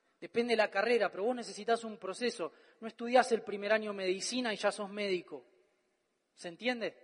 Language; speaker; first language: Spanish; native; Spanish